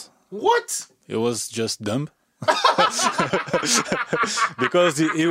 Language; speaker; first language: English; non-native, fluent; French